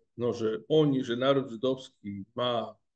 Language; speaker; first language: Polish; non-native, fluent; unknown